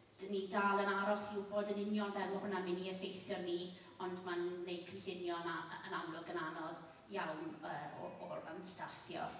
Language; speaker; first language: Welsh; non-native, local second language; English